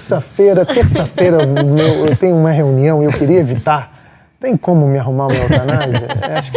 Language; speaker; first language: Portuguese; native; Portuguese